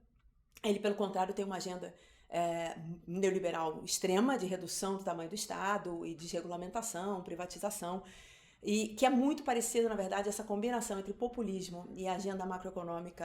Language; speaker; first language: Portuguese; native; Portuguese